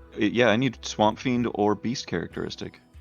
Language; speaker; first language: English; native; English